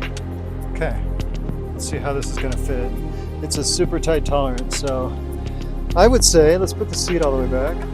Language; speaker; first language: English; native; English